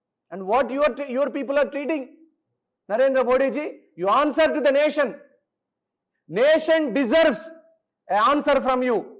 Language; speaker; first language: English; non-native, local second language; Telugu